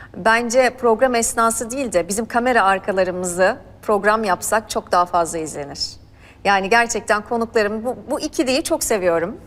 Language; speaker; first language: Turkish; native; Turkish